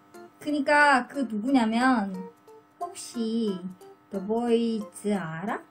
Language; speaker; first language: Korean; non-native, learner; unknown